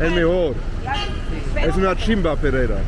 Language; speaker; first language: Spanish; non-native, learner; Luxembourgish